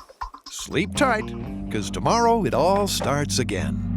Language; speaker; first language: English; native; English